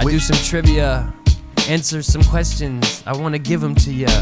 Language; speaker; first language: English; native; English